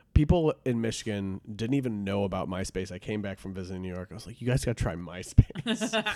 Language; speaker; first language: English; native; English